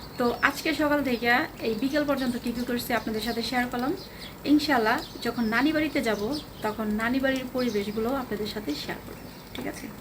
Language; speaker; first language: Bangla; early bilingual, heritage; Bangla